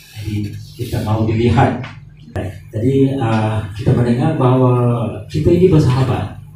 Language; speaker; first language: Malay; native; Malay